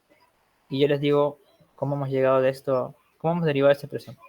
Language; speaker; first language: Spanish; native; Spanish